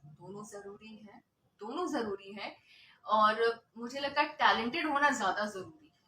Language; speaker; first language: Hindi; native; Hindi